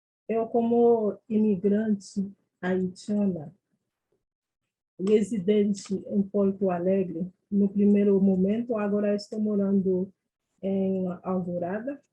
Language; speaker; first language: Portuguese; non-native, fluent; Haitian Creole